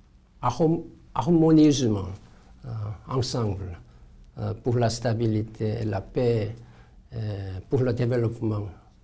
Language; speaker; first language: French; non-native, learner; Korean